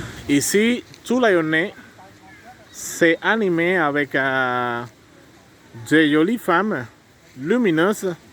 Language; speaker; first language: French; non-native, fluent; Spanish